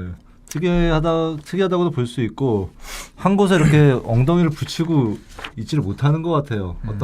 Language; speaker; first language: Korean; native; Korean